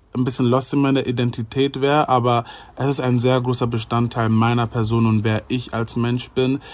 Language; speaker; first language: German; native; German